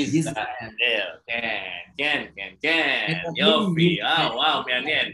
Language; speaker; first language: Hebrew; non-native, fluent; Indonesian